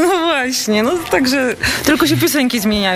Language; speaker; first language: Polish; non-native, local second language; Belarusian